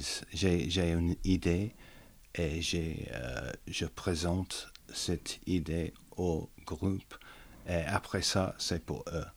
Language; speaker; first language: French; non-native, learner; English